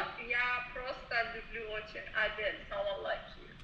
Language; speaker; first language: Russian; non-native, learner; Persian